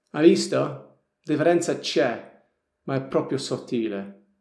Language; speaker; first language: Italian; non-native, fluent; English